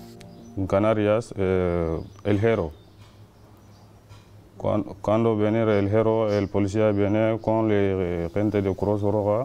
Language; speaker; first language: Spanish; non-native, learner; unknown